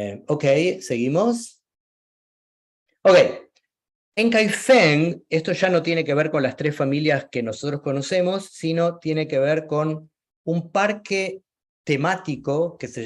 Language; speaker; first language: Spanish; native; Spanish